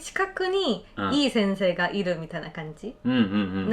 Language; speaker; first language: Japanese; non-native, fluent; Korean